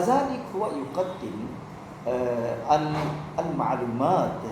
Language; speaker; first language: Arabic; non-native, fluent; Urdu